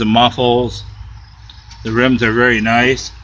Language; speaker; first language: English; native; English